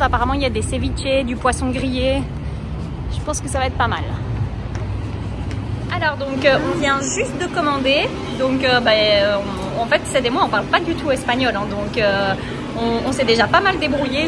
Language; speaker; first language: French; native; French